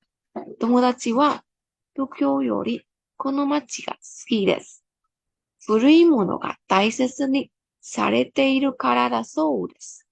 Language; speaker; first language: Japanese; non-native, fluent; Burmese